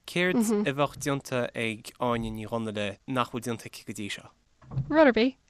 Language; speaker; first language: Irish; native; Irish